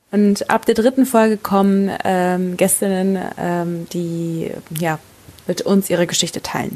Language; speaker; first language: German; early bilingual, other home language; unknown